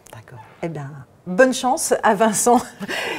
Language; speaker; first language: French; native; French